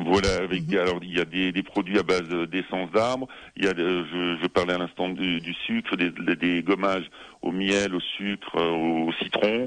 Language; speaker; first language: French; native; French